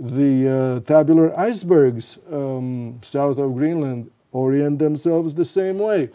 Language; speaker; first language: English; non-native, fluent; Romanian